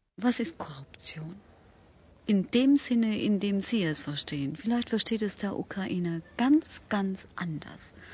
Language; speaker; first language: German; native; German